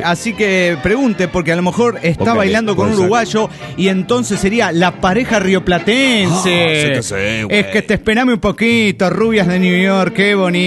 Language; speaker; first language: Spanish; native; Spanish